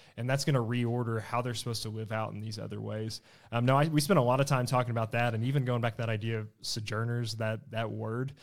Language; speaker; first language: English; native; English